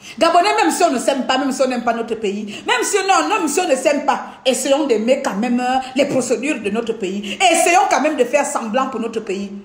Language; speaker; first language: French; non-native, local second language; Fang